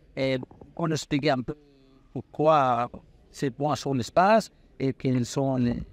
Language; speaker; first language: French; non-native, learner; Spanish